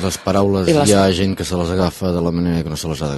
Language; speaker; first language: Catalan; native; Catalan